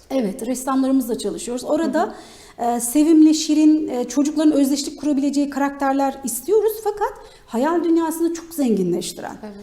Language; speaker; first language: Turkish; native; Turkish